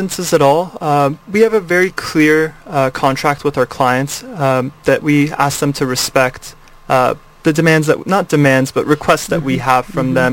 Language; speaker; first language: English; native; English